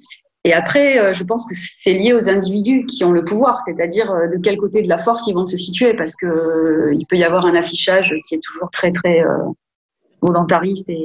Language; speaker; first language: French; native; French